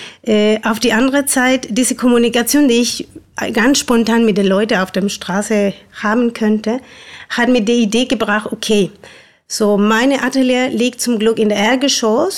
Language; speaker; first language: German; non-native, fluent; Spanish